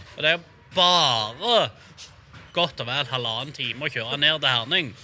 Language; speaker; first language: Norwegian; native; Norwegian